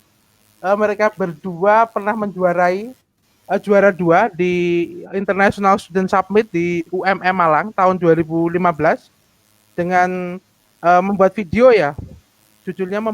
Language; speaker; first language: Indonesian; native; Indonesian